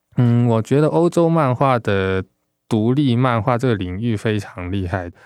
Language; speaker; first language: Chinese; non-native, local second language; Cantonese